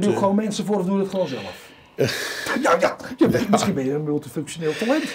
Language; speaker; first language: Dutch; native; Dutch